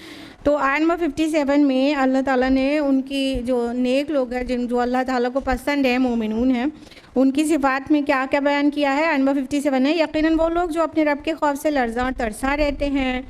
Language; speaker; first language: Urdu; native; Urdu